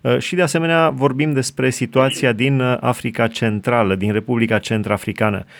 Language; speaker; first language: Romanian; native; Romanian